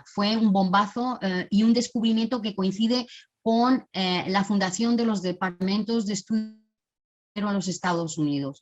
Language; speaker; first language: Spanish; native; Spanish